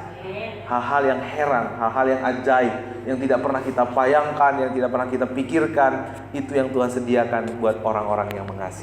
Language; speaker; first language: Indonesian; native; Indonesian